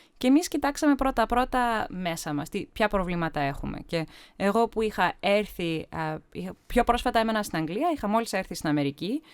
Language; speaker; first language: Greek; early bilingual, heritage; Greek